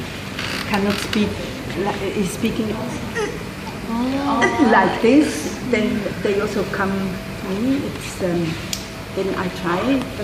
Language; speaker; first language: English; non-native, fluent; French